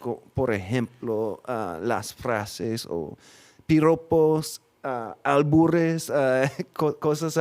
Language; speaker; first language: Spanish; non-native, fluent; English